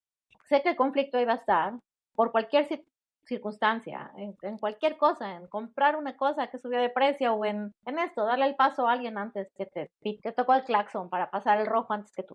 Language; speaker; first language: Spanish; native; Spanish